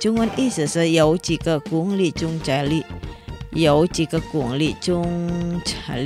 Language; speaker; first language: Chinese; non-native, learner; Indonesian